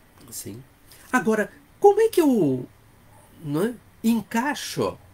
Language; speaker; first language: Portuguese; native; Portuguese